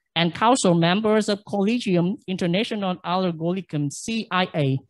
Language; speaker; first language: English; non-native, fluent; Vietnamese